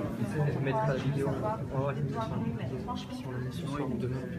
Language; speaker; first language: French; native; French